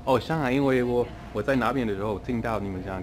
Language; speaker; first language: Cantonese; non-native, learner; English